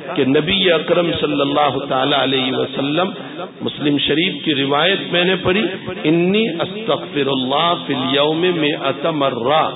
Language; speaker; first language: Urdu; non-native, local second language; Gujarati